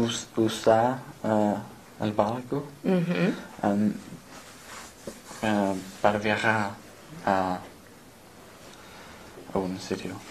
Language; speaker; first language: Spanish; non-native, learner; English